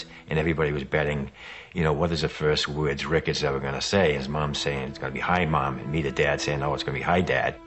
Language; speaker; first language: English; native; English